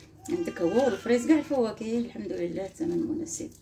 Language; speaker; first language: Arabic; native; Arabic